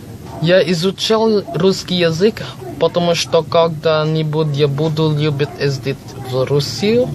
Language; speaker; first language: Russian; non-native, learner; Filipino